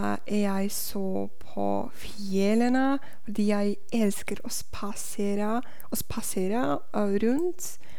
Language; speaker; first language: Norwegian; non-native, learner; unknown